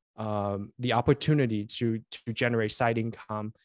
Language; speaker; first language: English; non-native, fluent; Chinese